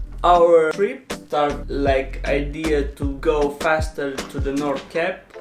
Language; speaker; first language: English; non-native, learner; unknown